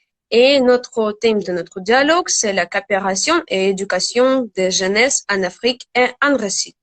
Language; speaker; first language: French; non-native, learner; Russian